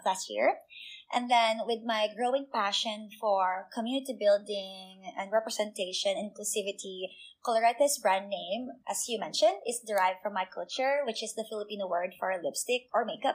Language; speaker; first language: English; non-native, local second language; Filipino